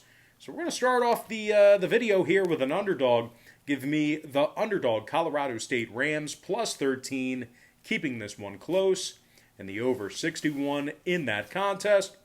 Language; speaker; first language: English; native; English